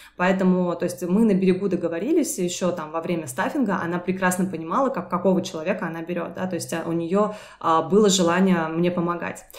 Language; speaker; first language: Russian; native; Russian